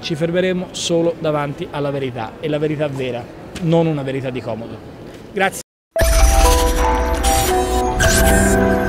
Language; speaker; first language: Italian; native; Italian